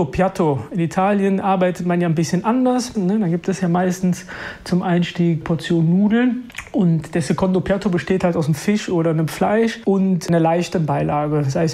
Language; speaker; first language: German; native; German